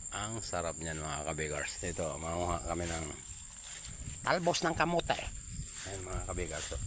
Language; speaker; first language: Filipino; non-native, local second language; Waray